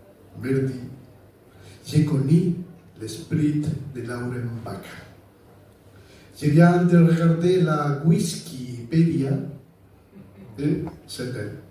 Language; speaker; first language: French; non-native, fluent; Spanish